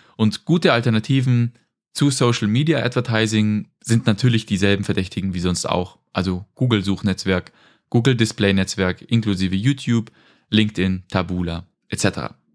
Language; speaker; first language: German; native; German